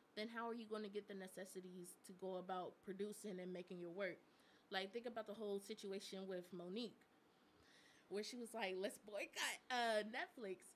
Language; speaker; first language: English; native; English